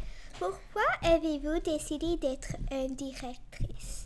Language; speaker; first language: French; non-native, learner; English